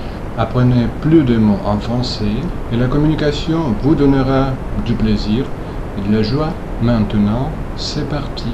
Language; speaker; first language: French; non-native, fluent; Russian